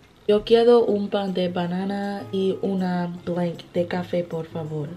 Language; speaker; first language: Spanish; non-native, learner; English